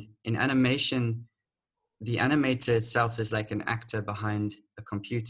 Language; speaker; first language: English; native; English